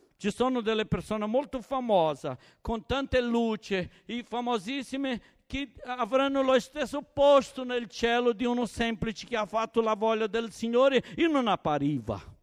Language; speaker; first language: Italian; non-native, fluent; Portuguese